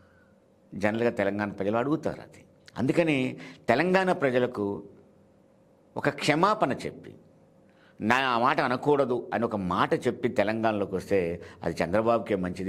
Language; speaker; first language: Telugu; native; Telugu